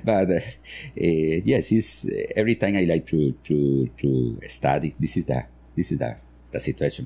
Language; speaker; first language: English; non-native, learner; Spanish